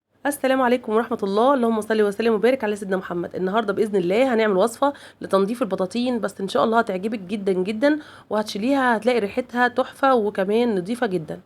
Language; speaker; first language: Arabic; native; Arabic